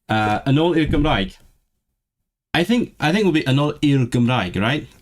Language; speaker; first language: Welsh; non-native, learner; Cantonese